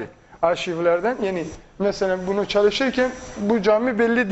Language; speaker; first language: Turkish; non-native, fluent; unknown